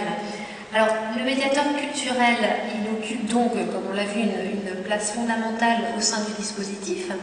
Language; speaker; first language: French; native; French